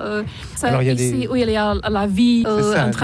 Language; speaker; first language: French; non-native, fluent; Czech